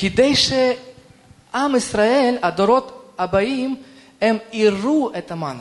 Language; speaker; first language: Hebrew; non-native, fluent; Russian